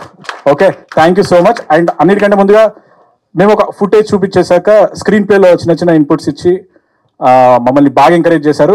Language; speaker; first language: Telugu; native; Telugu